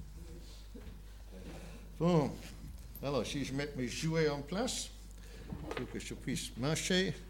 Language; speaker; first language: French; non-native, fluent; English